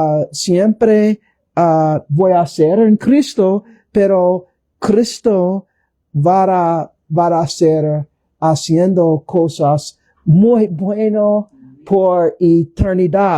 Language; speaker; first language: Spanish; non-native, learner; English